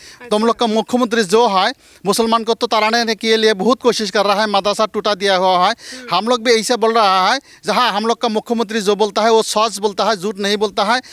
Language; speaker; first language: Hindi; non-native, local second language; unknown